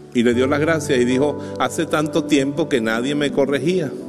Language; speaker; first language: Spanish; native; Spanish